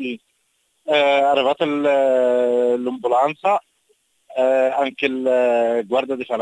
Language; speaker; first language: Italian; non-native, learner; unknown